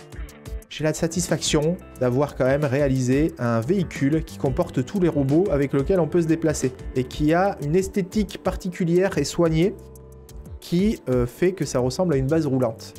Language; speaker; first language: French; native; French